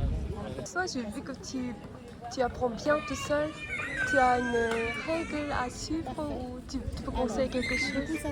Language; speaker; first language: French; non-native, fluent; Korean